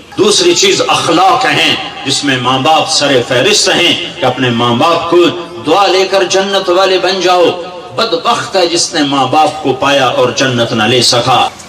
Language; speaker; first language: Urdu; non-native, local second language; Punjabi